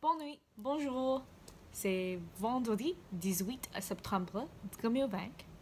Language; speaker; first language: French; non-native, learner; English